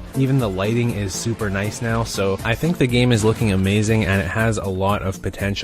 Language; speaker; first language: English; native; English